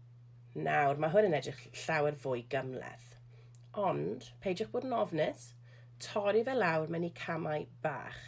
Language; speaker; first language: Welsh; non-native, local second language; English